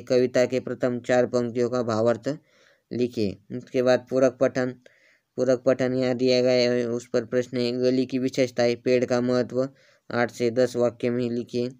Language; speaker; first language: Hindi; non-native, local second language; Marathi